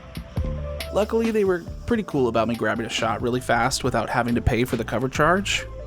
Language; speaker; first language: English; native; English